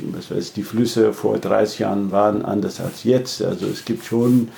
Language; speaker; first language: German; non-native, fluent; Amharic